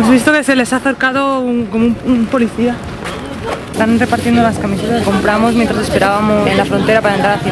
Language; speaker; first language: Spanish; native; Spanish